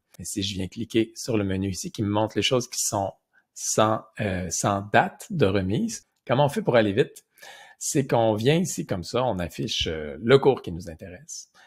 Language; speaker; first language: French; native; French